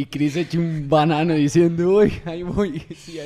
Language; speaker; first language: Spanish; native; Spanish